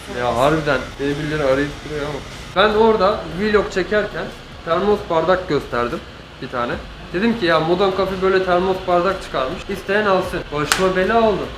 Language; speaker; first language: Turkish; native; Turkish